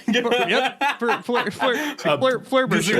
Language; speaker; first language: English; native; English